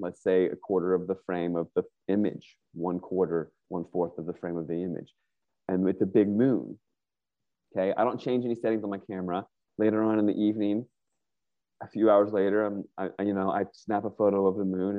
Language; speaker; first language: English; native; English